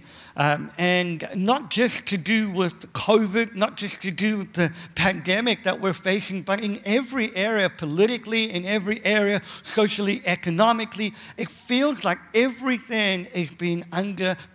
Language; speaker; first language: English; native; English